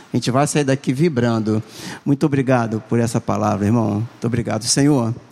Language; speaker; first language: Portuguese; native; Portuguese